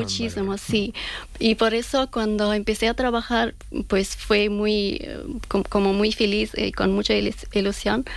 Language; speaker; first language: Spanish; non-native, fluent; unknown